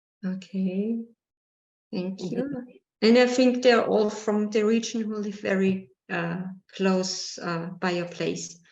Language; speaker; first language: English; non-native, learner; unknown